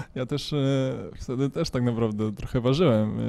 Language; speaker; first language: Polish; native; Polish